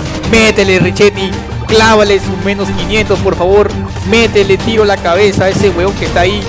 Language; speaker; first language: Spanish; native; Spanish